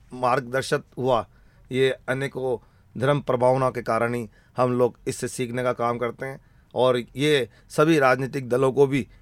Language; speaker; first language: Hindi; native; Hindi